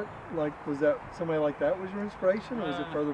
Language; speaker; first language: English; native; English